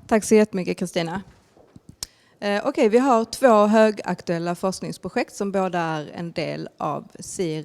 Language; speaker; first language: Swedish; native; Swedish